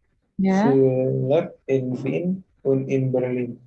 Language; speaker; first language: German; non-native, learner; Indonesian